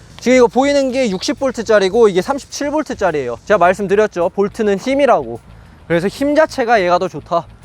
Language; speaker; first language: Korean; native; Korean